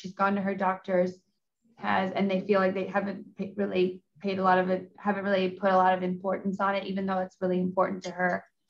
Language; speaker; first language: English; early bilingual, other home language; Spanish